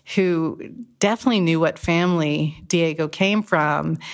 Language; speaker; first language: English; native; English